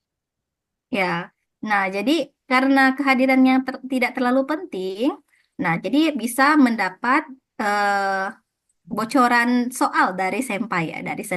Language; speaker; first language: Indonesian; non-native, fluent; Japanese